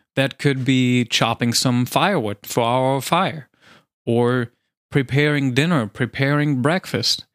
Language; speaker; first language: English; non-native, fluent; German